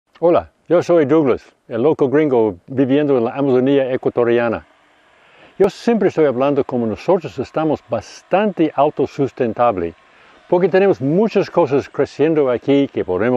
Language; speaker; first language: Spanish; non-native, fluent; English